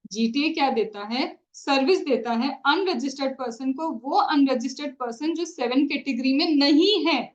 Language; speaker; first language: Hindi; native; Hindi